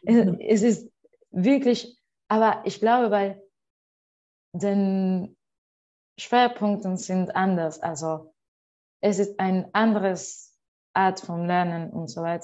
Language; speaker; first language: German; non-native, learner; Spanish